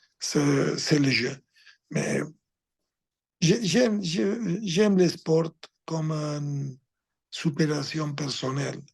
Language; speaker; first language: French; non-native, fluent; Spanish